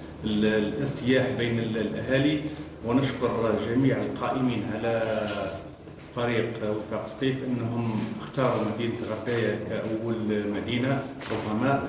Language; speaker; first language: Arabic; native; Arabic